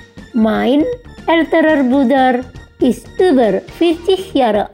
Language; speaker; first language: German; non-native, fluent; Indonesian